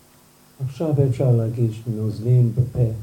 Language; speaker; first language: Hebrew; non-native, fluent; English